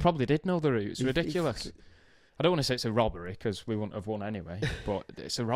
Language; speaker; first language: English; native; English